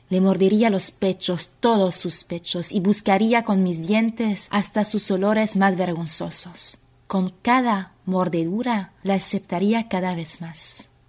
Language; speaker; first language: Spanish; non-native, fluent; French